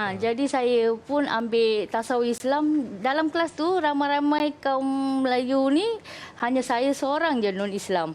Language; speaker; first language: Malay; non-native, local second language; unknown